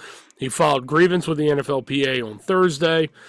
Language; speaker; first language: English; native; English